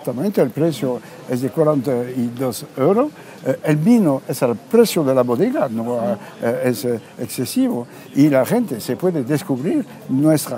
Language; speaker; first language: Spanish; non-native, fluent; French